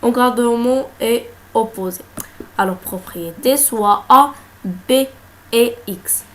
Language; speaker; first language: French; non-native, local second language; Arabic